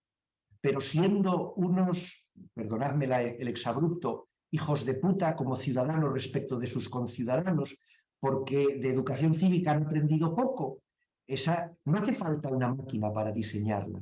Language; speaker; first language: Spanish; native; Spanish